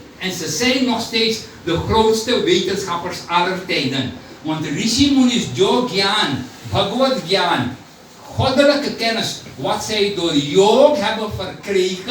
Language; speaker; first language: Dutch; non-native, local second language; Hindi